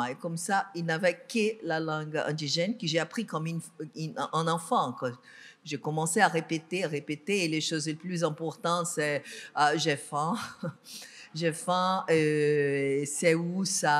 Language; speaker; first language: French; non-native, fluent; Portuguese